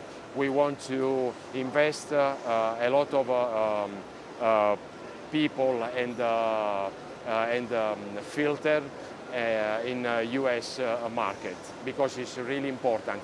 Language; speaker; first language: English; non-native, learner; Italian